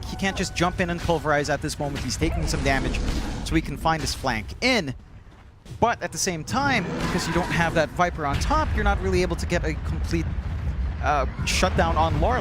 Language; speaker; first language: English; native; English